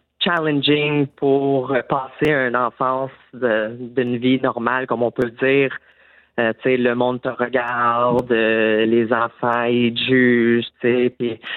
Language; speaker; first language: French; native; French